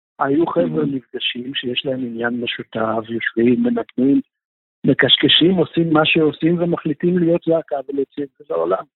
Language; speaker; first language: Hebrew; non-native, fluent; Russian